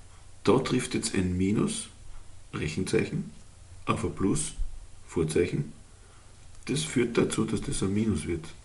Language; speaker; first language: German; native; German